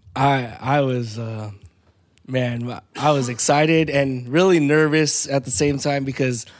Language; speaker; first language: English; early bilingual, other home language; Filipino